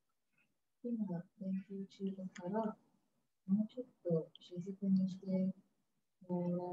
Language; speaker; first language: Japanese; non-native, learner; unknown